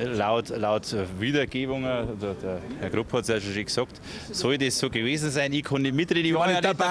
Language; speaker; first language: German; native; German